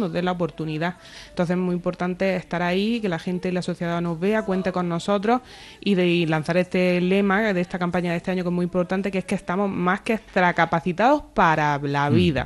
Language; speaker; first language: Spanish; native; Spanish